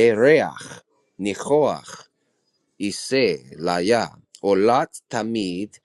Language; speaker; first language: Hebrew; non-native, learner; English